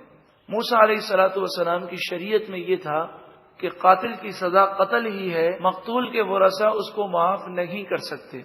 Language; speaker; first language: Urdu; native; Urdu